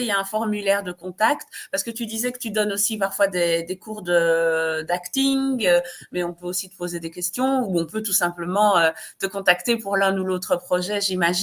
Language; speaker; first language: French; native; French